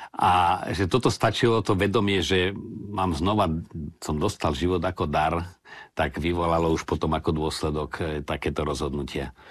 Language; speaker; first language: Slovak; native; Slovak